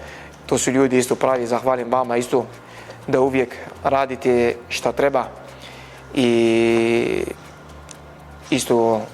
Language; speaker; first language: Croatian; non-native, learner; Arabic